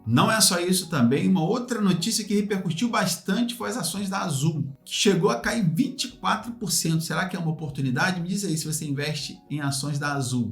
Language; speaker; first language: Portuguese; native; Portuguese